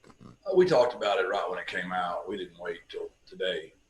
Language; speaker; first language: English; native; English